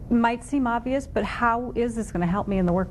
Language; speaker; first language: English; native; English